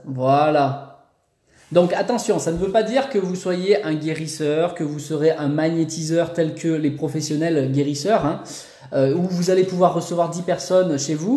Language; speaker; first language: French; native; French